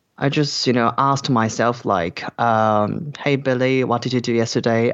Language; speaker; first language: English; non-native, fluent; Korean